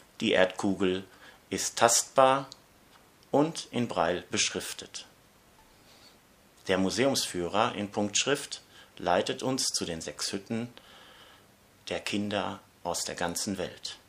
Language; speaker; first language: German; native; German